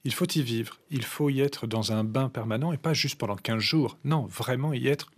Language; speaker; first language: French; native; French